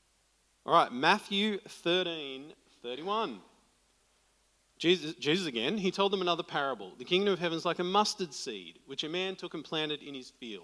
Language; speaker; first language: English; native; English